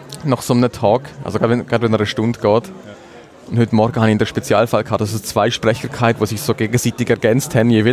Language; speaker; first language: German; native; German